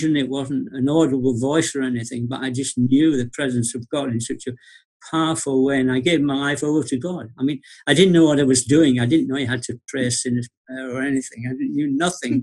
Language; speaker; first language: English; native; English